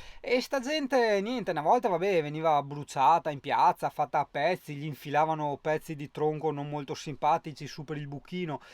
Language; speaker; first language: Italian; native; Italian